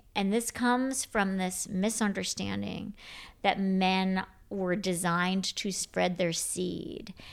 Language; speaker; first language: English; native; English